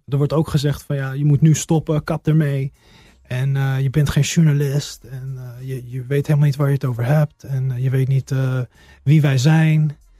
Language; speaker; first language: Dutch; early bilingual, heritage; Dutch